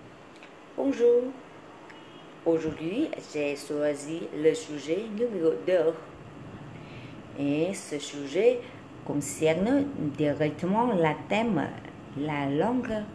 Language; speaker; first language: French; non-native, learner; Vietnamese